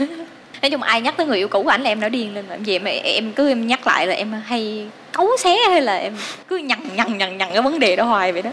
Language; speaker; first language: Vietnamese; native; Vietnamese